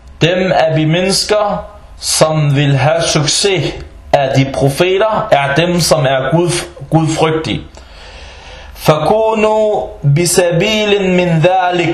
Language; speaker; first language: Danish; early bilingual, other home language; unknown